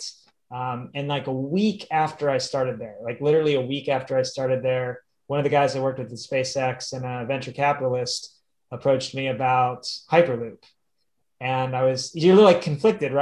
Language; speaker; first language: English; native; English